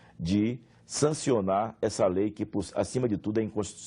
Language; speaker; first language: Portuguese; native; Portuguese